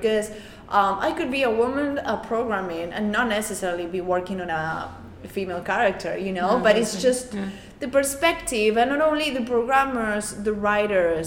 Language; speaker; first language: English; non-native, fluent; Spanish